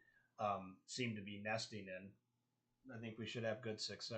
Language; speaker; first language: English; native; English